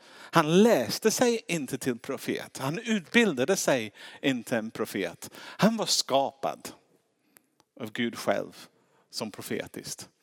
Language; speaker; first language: Swedish; non-native, fluent; English